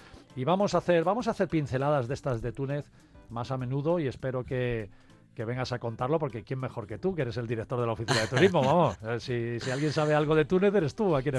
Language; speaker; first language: Spanish; native; Spanish